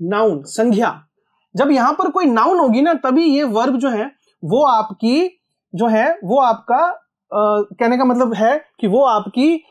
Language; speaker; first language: Hindi; native; Hindi